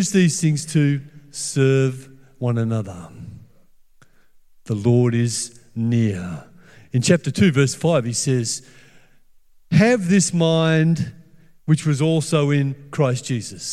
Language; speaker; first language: English; native; English